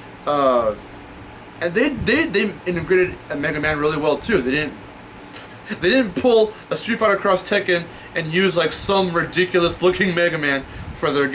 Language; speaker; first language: English; native; English